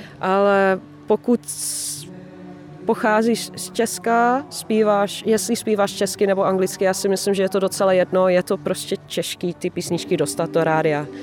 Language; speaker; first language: Czech; non-native, fluent; Dutch